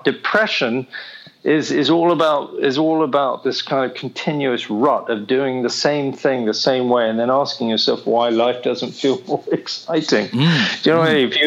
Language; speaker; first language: English; native; English